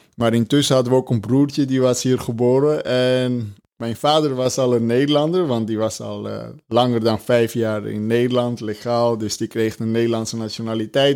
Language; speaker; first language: Dutch; early bilingual, other home language; Armenian